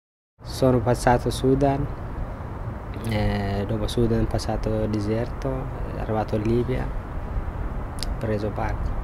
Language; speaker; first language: Italian; non-native, learner; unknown